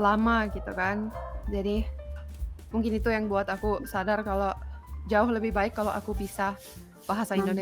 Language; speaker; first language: Indonesian; non-native, fluent; Finnish